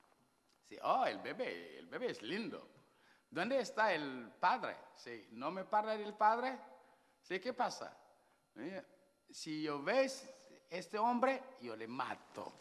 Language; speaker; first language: Spanish; non-native, learner; Wolof